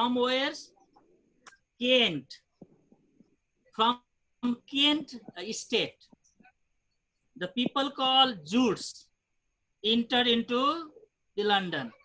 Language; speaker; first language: English; non-native, fluent; Nepali